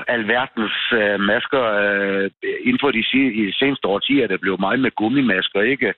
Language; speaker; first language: Danish; native; Danish